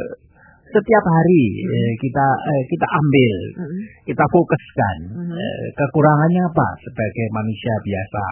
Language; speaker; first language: Indonesian; non-native, local second language; Javanese